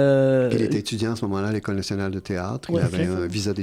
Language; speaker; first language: French; native; French